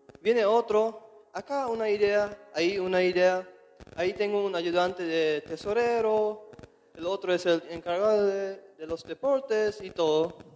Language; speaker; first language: Spanish; non-native, local second language; German